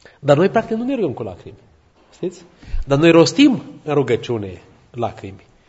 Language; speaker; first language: Romanian; native; Romanian